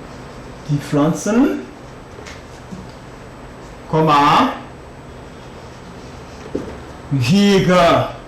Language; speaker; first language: German; non-native, fluent; French